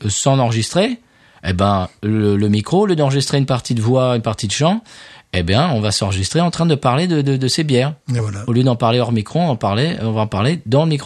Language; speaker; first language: French; native; French